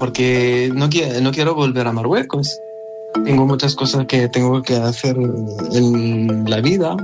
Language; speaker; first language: Spanish; non-native, learner; Arabic